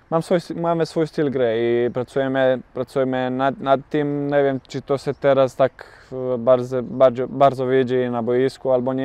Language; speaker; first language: Polish; non-native, learner; Bosnian